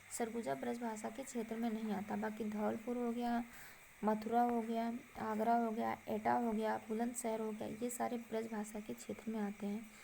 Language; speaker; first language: Hindi; native; Hindi